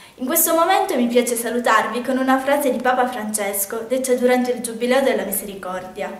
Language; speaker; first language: Italian; native; Italian